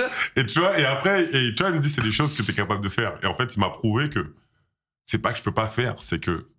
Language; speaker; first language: French; native; French